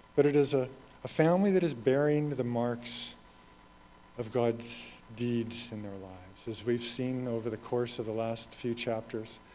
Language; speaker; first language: English; native; English